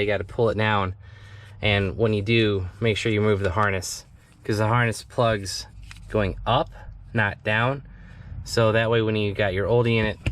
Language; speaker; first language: English; native; English